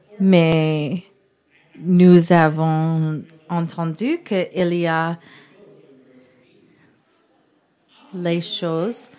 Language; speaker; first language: French; non-native, learner; English